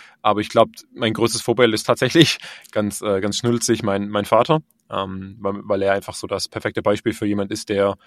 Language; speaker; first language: German; native; German